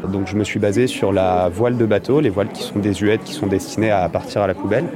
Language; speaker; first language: French; native; French